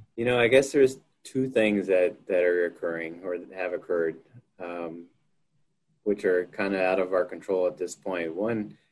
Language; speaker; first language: English; native; English